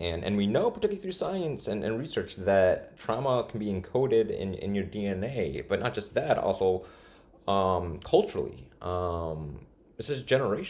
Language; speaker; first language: English; native; English